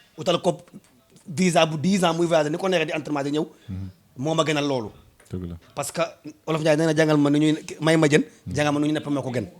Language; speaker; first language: Wolof; non-native, local second language; Serer